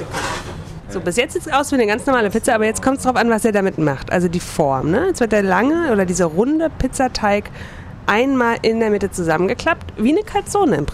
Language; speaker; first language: German; native; German